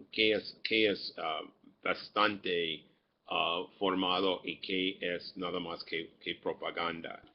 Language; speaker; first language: Spanish; non-native, fluent; English